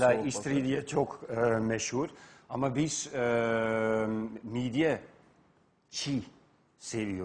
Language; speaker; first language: Turkish; non-native, fluent; Dutch